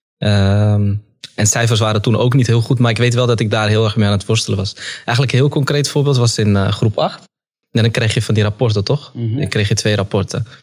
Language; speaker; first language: Dutch; early bilingual, other home language; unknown